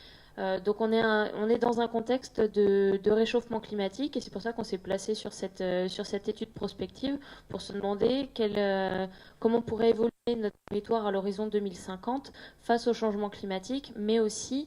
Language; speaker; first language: French; native; French